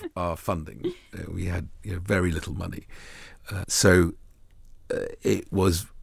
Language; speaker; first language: English; early bilingual, other home language; Arabic